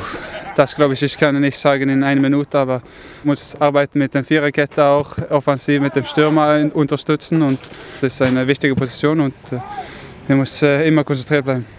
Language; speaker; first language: German; non-native, learner; Norwegian